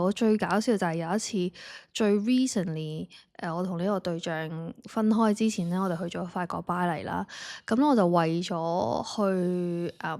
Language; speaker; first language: Cantonese; native; Cantonese